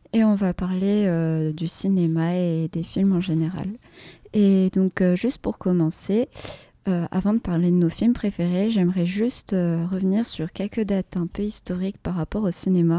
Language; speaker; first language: French; native; French